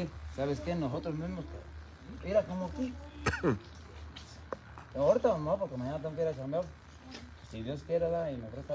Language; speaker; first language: Spanish; native; Spanish